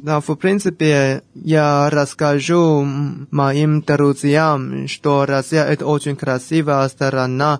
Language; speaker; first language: Russian; non-native, fluent; Chinese